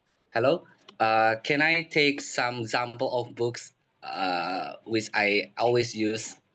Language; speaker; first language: English; non-native, learner; Indonesian